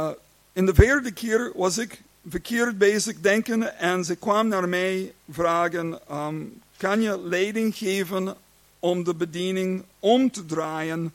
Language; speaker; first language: Dutch; non-native, learner; English